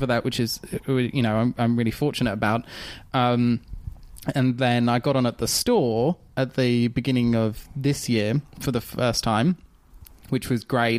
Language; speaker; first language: English; native; English